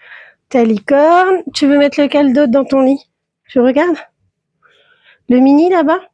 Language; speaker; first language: French; native; French